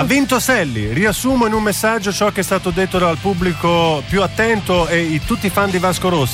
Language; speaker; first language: Italian; native; Italian